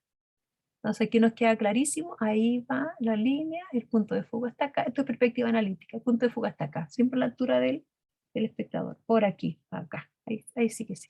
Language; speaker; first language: Spanish; native; Spanish